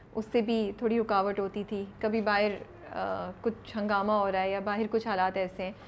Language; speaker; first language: Urdu; native; Urdu